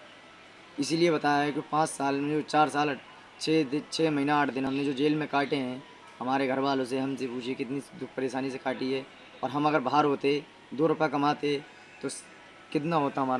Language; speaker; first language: Hindi; native; Hindi